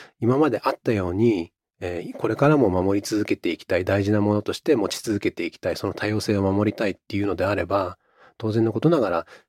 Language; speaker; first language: Japanese; native; Japanese